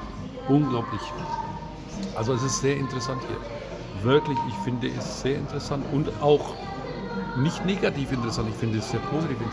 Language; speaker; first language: German; early bilingual, other home language; Turkish